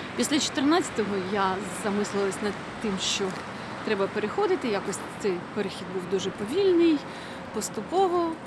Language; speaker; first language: Ukrainian; non-native, local second language; Russian